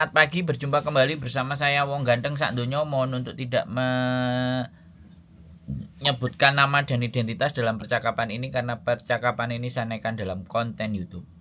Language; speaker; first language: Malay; non-native, local second language; Javanese